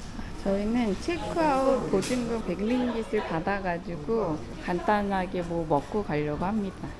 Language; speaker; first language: Korean; native; Korean